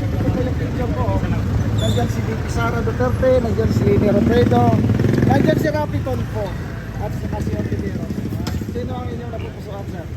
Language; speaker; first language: Filipino; non-native, local second language; Hiligaynon